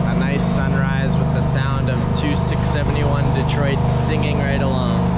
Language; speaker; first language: English; native; English